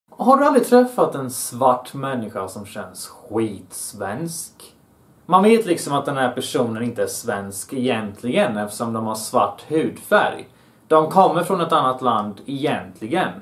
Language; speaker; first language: Swedish; early bilingual, other home language; Bosnian